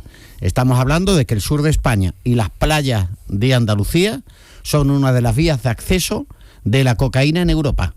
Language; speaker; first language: Spanish; native; Spanish